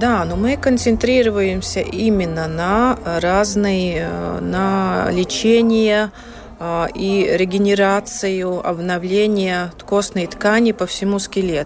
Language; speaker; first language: Russian; non-native, local second language; Latvian